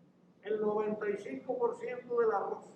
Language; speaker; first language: Spanish; native; Spanish